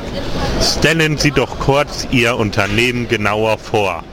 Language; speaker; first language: German; native; German